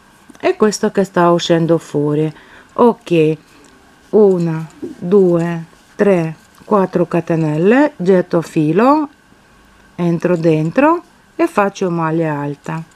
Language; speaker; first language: Italian; non-native, fluent; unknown